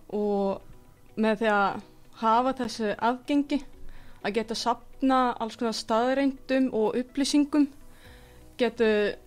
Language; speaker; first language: Icelandic; non-native, fluent; Russian